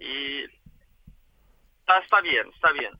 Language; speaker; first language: Spanish; non-native, learner; Ukrainian